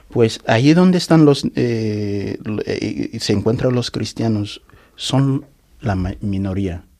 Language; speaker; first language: Spanish; non-native, fluent; Igbo